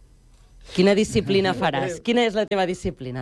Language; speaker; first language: Catalan; native; Catalan